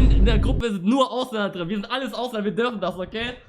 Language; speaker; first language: German; native; German